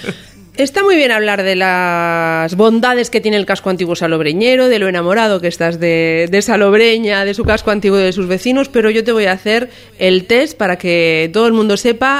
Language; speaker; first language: Spanish; native; Spanish